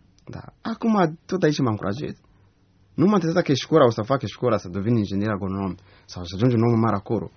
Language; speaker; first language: Romanian; non-native, learner; Rundi